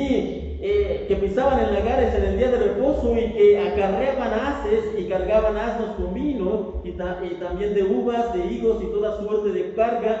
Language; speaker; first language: Spanish; native; Spanish